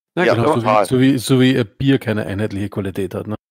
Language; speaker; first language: German; native; German